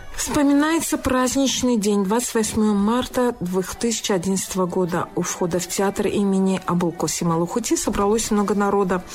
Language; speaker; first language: Russian; non-native, local second language; Tajik